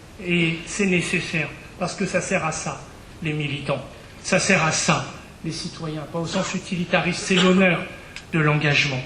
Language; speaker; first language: French; native; French